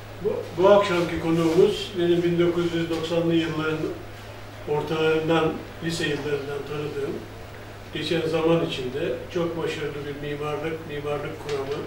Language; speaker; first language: Turkish; native; Turkish